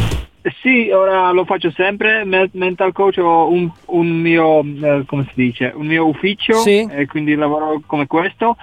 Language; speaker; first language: Italian; non-native, learner; Czech